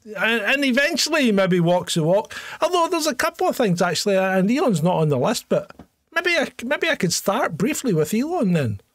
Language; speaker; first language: English; native; English